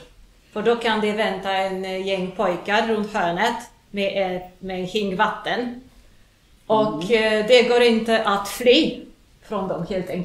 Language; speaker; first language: Swedish; non-native, fluent; Polish